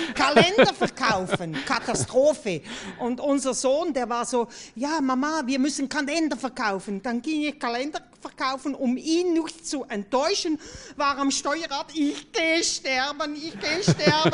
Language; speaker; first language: German; non-native, fluent; French